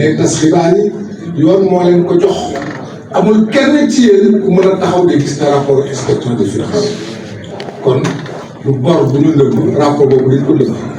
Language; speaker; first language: Wolof; non-native, local second language; Fula